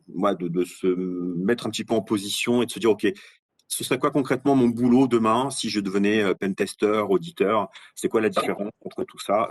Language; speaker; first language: French; native; French